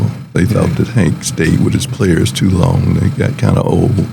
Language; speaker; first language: English; native; English